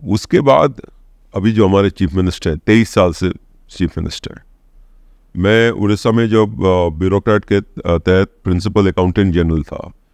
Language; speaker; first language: Hindi; non-native, local second language; Odia